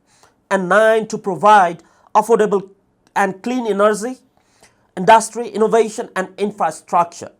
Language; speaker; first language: English; non-native, fluent; Nepali